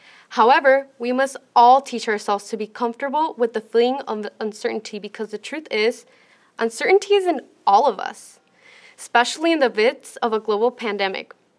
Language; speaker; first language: English; early bilingual, other home language; Spanish